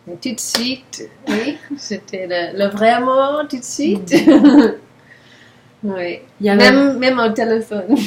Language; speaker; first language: French; non-native, learner; English